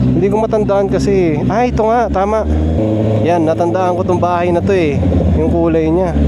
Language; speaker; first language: Filipino; non-native, local second language; Pampanga